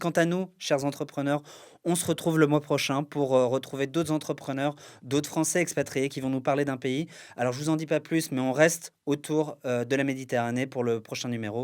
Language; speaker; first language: French; native; French